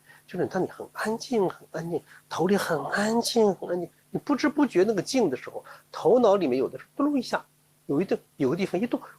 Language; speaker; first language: Chinese; native; Chinese